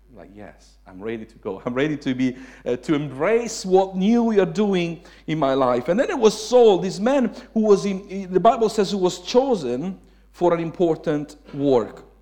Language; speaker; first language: English; non-native, fluent; Italian